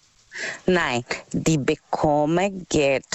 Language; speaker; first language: German; non-native, learner; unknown